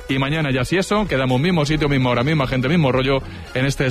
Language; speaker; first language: Spanish; native; Spanish